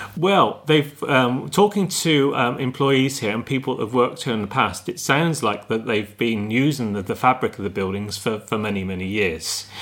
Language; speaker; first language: English; native; English